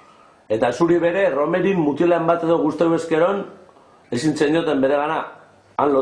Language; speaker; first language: Basque; native; Basque